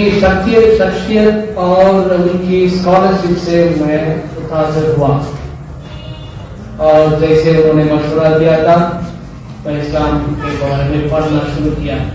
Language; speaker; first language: Hindi; non-native, local second language; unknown